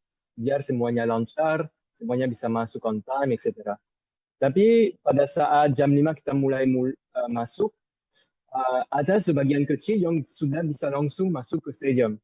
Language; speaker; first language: Indonesian; non-native, fluent; French